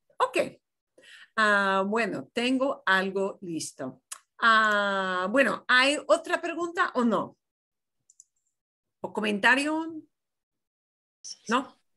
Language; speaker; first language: Spanish; non-native, fluent; English